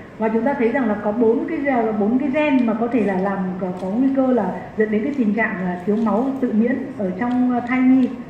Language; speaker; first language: Vietnamese; native; Vietnamese